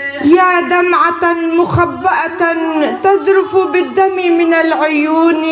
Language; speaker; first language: Arabic; non-native, local second language; Kurdish